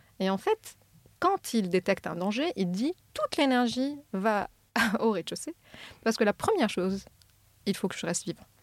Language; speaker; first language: French; non-native, local second language; Arabic